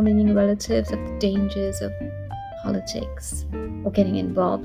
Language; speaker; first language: English; native; English